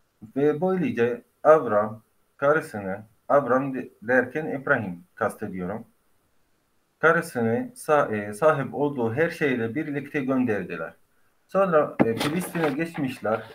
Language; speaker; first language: Turkish; non-native, fluent; Arabic